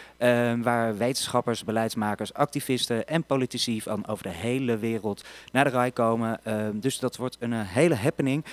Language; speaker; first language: Dutch; native; Dutch